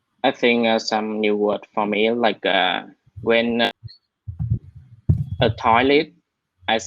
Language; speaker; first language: English; non-native, learner; Vietnamese